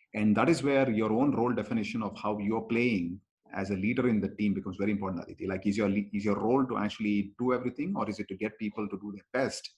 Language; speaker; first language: English; non-native, local second language; Kannada